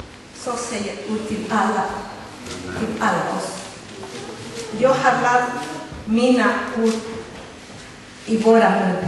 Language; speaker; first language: Swedish; non-native, fluent; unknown